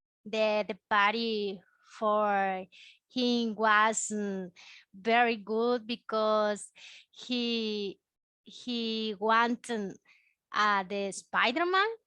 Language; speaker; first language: English; non-native, learner; Spanish